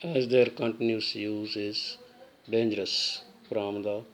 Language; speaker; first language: English; non-native, local second language; Punjabi